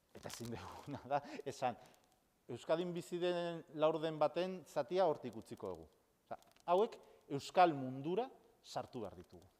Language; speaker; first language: Basque; non-native, local second language; Spanish